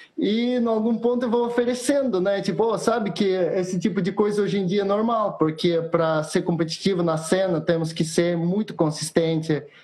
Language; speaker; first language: Portuguese; non-native, fluent; Russian